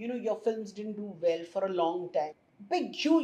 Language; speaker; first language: English; non-native, local second language; Hindi